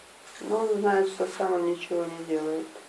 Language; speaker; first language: Russian; native; Russian